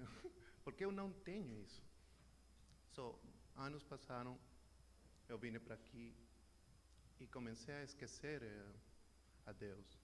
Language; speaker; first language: Portuguese; non-native, learner; Spanish